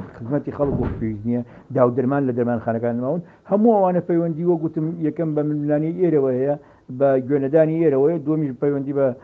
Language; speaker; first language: Central Kurdish; native; Central Kurdish